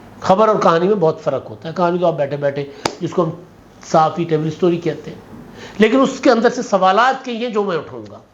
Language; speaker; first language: Urdu; non-native, local second language; Sindhi